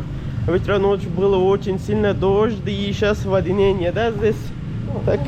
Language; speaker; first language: Russian; non-native, learner; Pashto